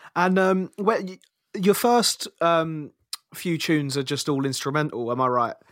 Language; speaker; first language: English; native; English